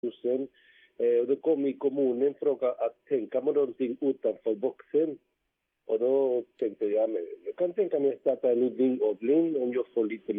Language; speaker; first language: Swedish; non-native, fluent; Spanish